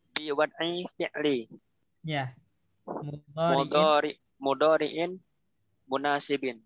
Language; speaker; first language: Arabic; non-native, learner; Indonesian